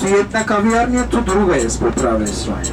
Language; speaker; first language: Polish; non-native, learner; Turkish